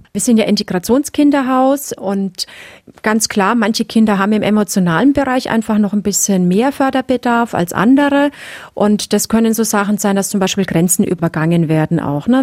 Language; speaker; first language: German; native; German